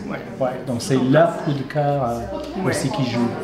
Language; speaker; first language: French; non-native, fluent; English